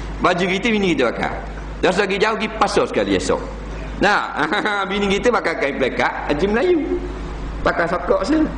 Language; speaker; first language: Malay; native; Malay